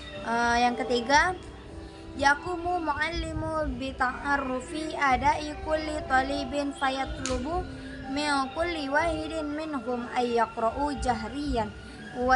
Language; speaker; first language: Arabic; non-native, learner; Indonesian